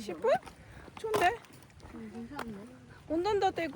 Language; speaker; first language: Korean; non-native, fluent; Spanish